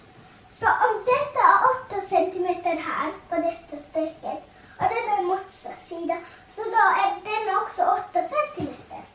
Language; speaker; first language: Swedish; early bilingual, other home language; Tigrinya